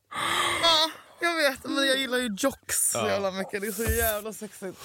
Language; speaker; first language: Swedish; native; Swedish